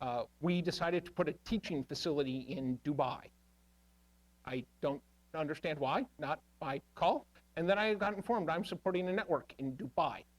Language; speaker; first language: English; native; English